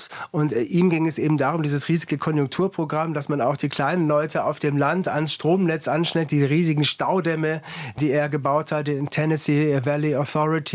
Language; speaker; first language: German; native; German